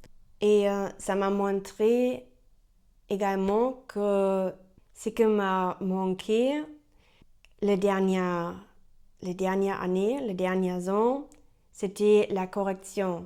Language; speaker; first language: French; non-native, learner; German